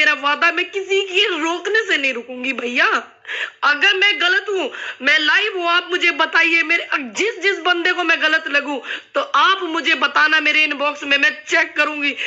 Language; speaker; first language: Hindi; native; Hindi